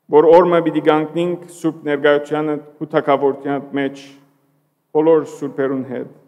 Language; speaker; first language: Armenian; early bilingual, heritage; Armenian